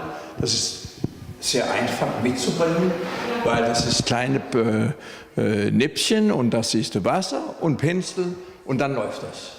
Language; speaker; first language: German; non-native, fluent; Danish